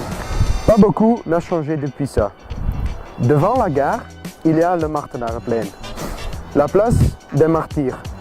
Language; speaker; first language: French; non-native, learner; Dutch